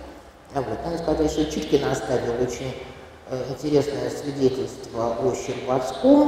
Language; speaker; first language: Russian; native; Russian